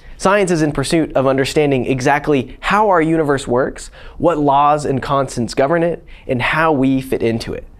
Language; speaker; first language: English; native; English